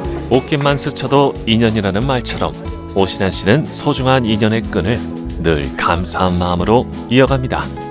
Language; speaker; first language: Korean; native; Korean